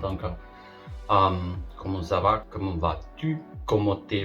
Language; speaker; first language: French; non-native, learner; Spanish